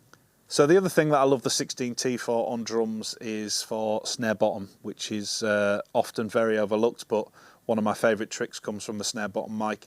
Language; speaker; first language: English; native; English